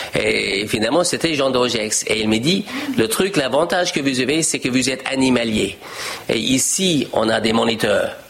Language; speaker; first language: French; non-native, fluent; English